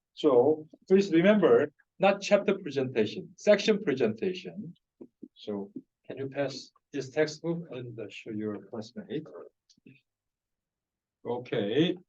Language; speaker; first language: English; non-native, fluent; Korean